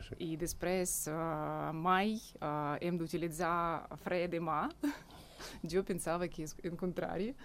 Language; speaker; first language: Catalan; non-native, fluent; Russian